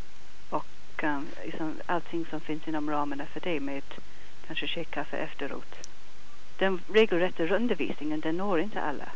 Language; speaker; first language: Swedish; non-native, fluent; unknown